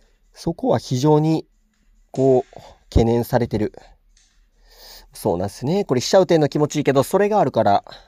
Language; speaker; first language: Japanese; native; Japanese